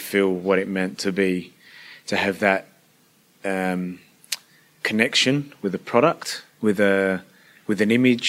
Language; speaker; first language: English; early bilingual, other home language; Italian